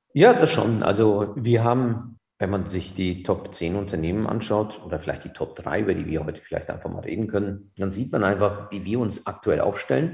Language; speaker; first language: German; native; German